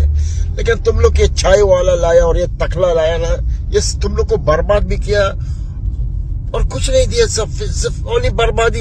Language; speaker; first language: Hindi; non-native, learner; Arabic